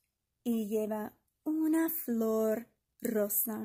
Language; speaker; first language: Spanish; non-native, fluent; English